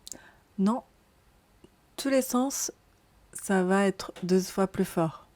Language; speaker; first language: French; non-native, learner; Japanese